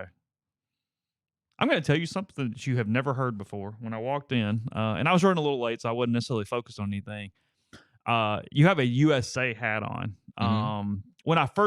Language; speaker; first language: English; native; English